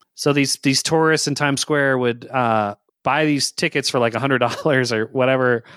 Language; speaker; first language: English; native; English